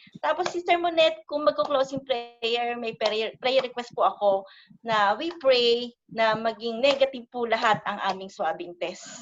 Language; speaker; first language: Filipino; native; Filipino